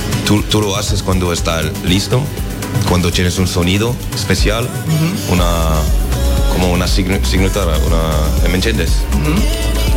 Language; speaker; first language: Spanish; non-native, learner; French